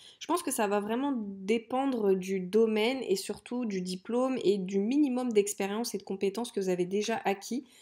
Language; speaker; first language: French; native; French